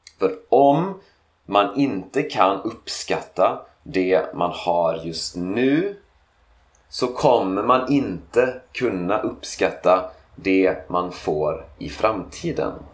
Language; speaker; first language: Swedish; native; Swedish